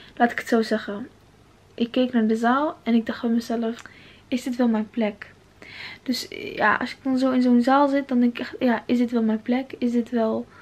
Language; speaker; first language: Dutch; early bilingual, other home language; Arabic